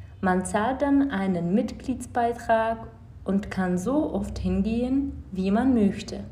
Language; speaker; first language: German; non-native, fluent; Czech